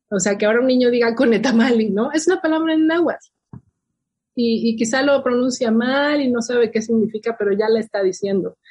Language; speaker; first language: Spanish; native; Spanish